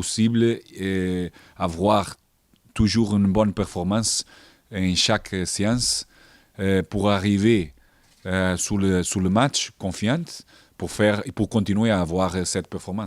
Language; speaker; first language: French; non-native, learner; Portuguese